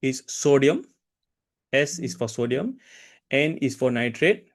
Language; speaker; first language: English; non-native, local second language; Malay